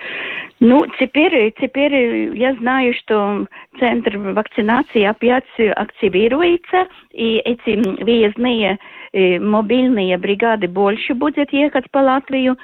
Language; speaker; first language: Russian; non-native, local second language; Latvian